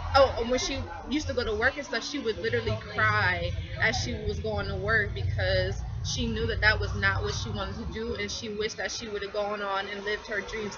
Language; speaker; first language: English; native; English